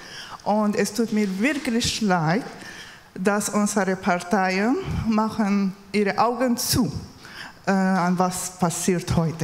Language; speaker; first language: German; non-native, learner; Kurdish